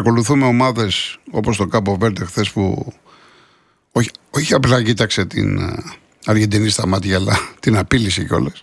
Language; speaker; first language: Greek; native; Greek